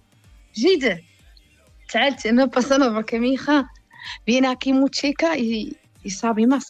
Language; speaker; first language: Spanish; non-native, learner; Arabic